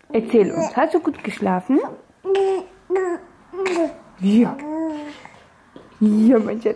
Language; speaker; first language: German; native; German